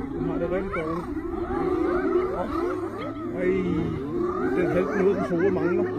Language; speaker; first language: Danish; native; Danish